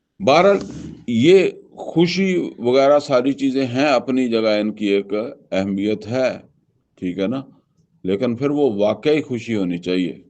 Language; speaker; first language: Urdu; non-native, local second language; Punjabi